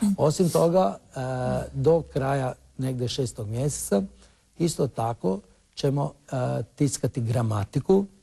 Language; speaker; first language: Croatian; non-native, local second language; Romany